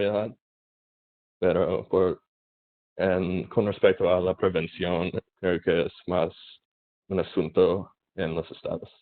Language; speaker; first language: Spanish; non-native, learner; English